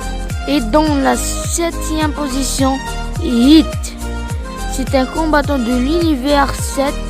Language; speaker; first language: French; non-native, learner; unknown